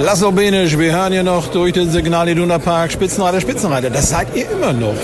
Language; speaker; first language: German; native; German